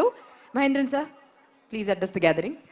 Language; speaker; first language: Telugu; native; Telugu